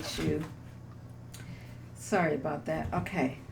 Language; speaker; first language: English; native; English